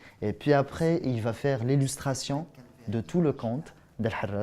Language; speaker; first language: French; non-native, local second language; Arabic